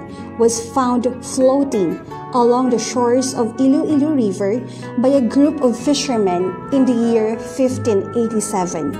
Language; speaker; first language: English; non-native, local second language; Filipino